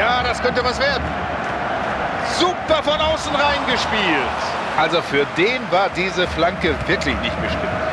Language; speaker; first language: German; native; German